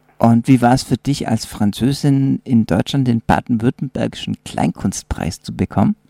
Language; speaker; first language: German; native; German